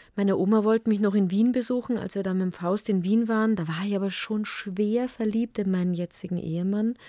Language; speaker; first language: German; native; German